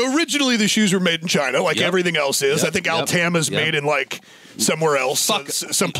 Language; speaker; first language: English; native; English